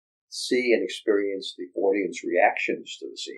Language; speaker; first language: English; native; English